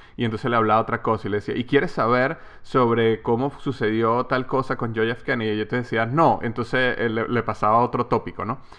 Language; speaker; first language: Spanish; native; Spanish